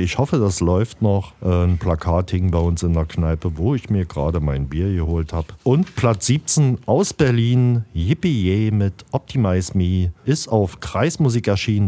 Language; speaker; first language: German; native; German